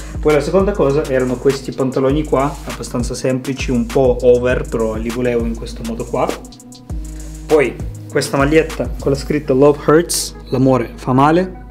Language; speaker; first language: Italian; early bilingual, other home language; Russian